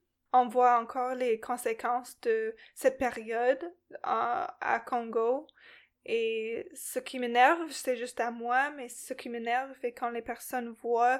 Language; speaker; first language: French; non-native, local second language; English